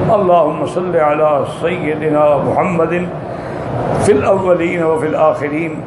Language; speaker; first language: Urdu; native; Urdu